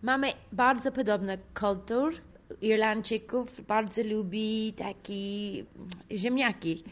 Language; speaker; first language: Polish; non-native, learner; English